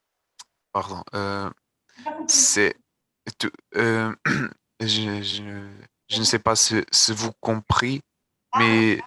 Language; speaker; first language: French; non-native, learner; Portuguese